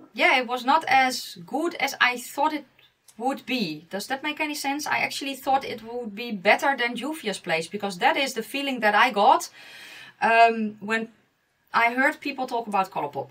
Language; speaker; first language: English; non-native, fluent; Dutch